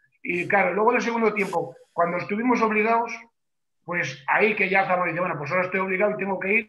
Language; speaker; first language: Spanish; native; Spanish